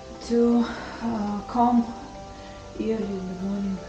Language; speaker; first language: English; non-native, learner; Russian